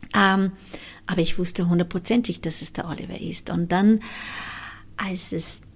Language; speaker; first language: German; non-native, fluent; Portuguese